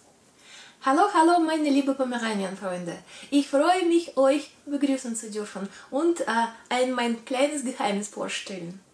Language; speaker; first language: German; non-native, learner; Russian